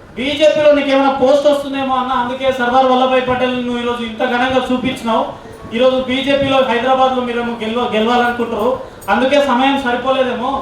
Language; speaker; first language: Telugu; non-native, local second language; Lambadi